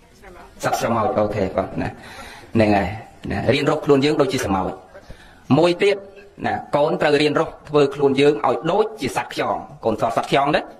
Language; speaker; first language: Khmer; native; Khmer